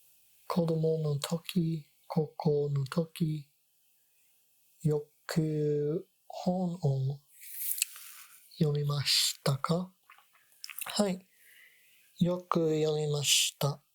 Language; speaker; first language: Japanese; non-native, learner; English